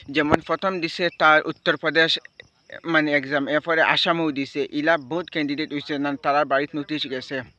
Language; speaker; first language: Bangla; native; Bangla